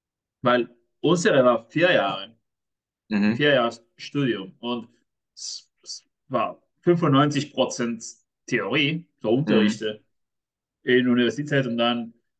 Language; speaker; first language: German; non-native, fluent; Spanish